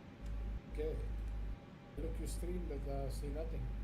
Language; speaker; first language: English; non-native, learner; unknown